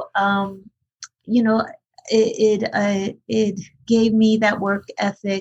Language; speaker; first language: English; early bilingual, other home language; Spanish